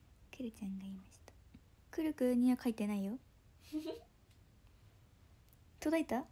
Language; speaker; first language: Japanese; native; Japanese